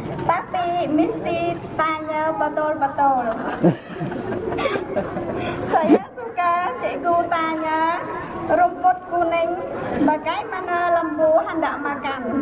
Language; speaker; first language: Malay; non-native, learner; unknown